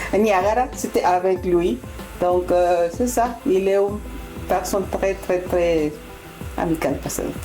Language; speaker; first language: French; non-native, fluent; Spanish